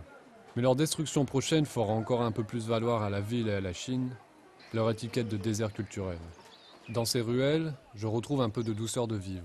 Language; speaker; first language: French; native; French